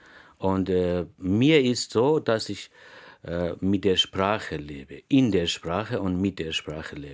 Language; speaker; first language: German; non-native, fluent; Persian